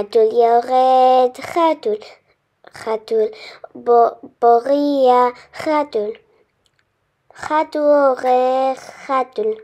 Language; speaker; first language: Hebrew; non-native, learner; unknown